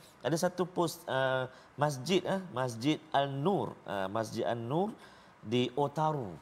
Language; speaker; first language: Malay; native; Malay